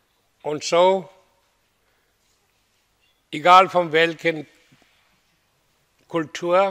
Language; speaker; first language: German; non-native, fluent; Hindi